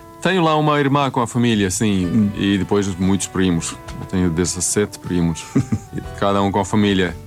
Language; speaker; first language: Portuguese; non-native, fluent; Swedish